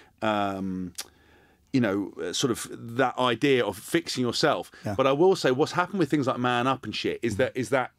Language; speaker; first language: English; native; English